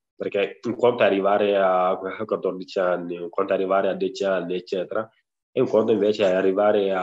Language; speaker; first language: Italian; non-native, fluent; Wolof